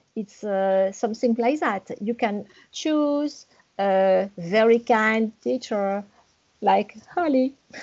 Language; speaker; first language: English; non-native, learner; French